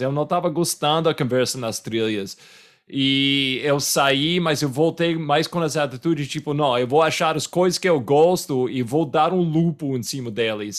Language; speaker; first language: Portuguese; non-native, fluent; English